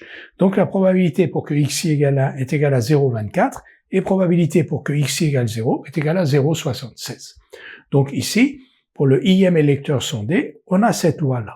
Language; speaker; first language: French; native; French